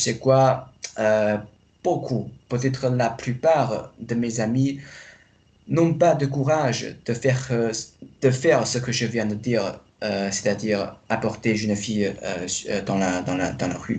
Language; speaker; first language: French; non-native, fluent; Chinese